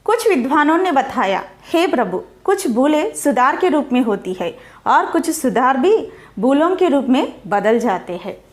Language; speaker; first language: Hindi; non-native, local second language; Telugu